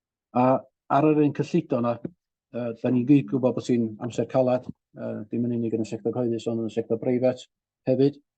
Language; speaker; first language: Welsh; native; Welsh